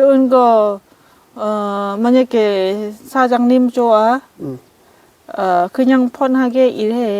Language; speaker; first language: Korean; non-native, learner; Lao